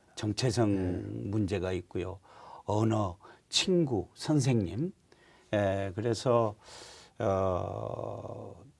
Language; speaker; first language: Korean; native; Korean